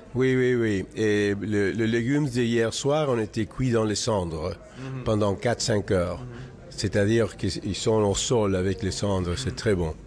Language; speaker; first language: French; non-native, fluent; Spanish